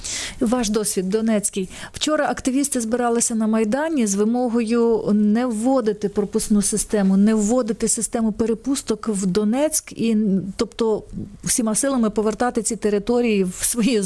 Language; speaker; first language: Ukrainian; native; Ukrainian